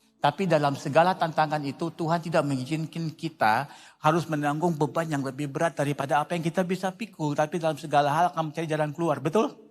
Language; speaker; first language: Indonesian; non-native, fluent; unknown